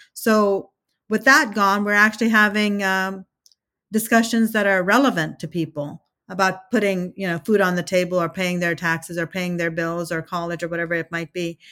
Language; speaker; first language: English; early bilingual, other home language; Telugu